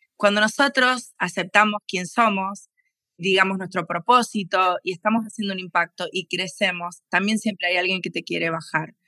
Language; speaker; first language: Spanish; native; Spanish